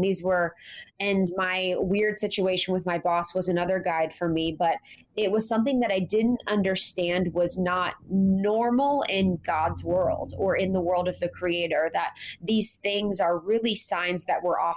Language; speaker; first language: English; native; English